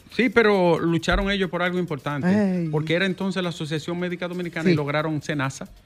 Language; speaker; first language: Spanish; native; Spanish